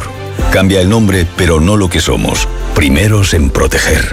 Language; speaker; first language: Spanish; native; Spanish